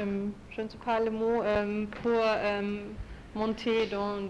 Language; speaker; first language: French; non-native, learner; German